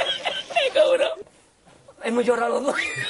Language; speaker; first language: Spanish; native; Spanish